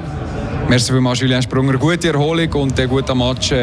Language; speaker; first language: German; native; German